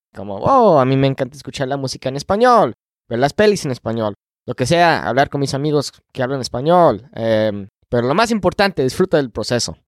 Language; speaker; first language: Spanish; non-native, fluent; English